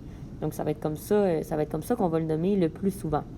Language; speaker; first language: French; native; French